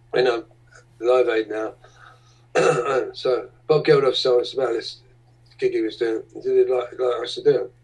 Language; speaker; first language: English; native; English